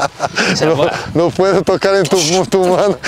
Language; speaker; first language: Spanish; non-native, learner; Portuguese